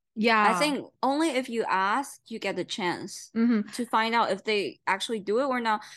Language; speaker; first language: English; non-native, fluent; Chinese